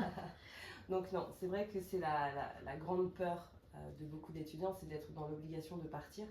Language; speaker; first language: French; native; French